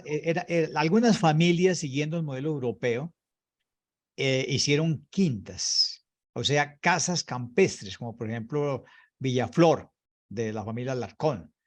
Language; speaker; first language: Spanish; native; Spanish